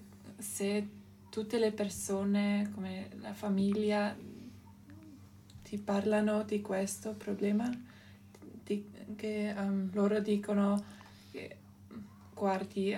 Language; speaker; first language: Italian; non-native, local second language; German